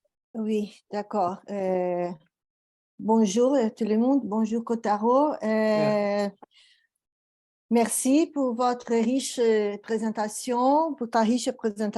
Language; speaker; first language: French; non-native, fluent; Portuguese